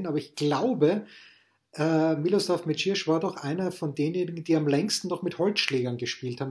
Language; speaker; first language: German; native; German